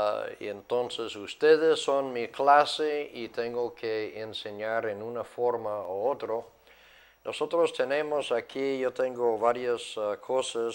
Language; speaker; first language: Spanish; non-native, fluent; English